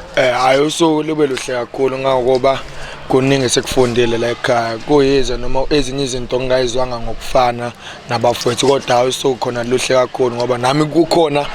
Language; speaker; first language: Zulu; native; Zulu